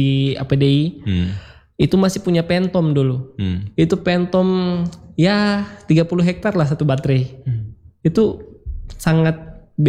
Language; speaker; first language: Indonesian; native; Indonesian